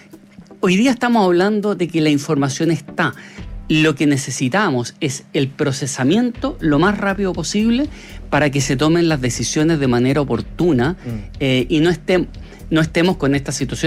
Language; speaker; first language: Spanish; native; Spanish